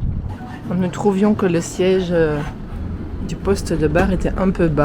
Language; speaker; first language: French; native; French